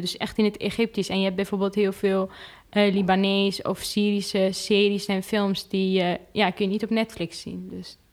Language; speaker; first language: Dutch; non-native, fluent; Arabic